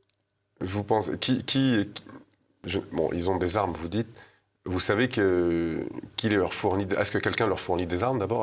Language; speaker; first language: French; native; French